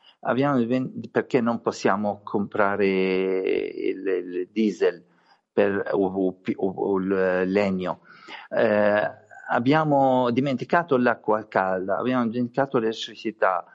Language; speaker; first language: Italian; non-native, fluent; Arabic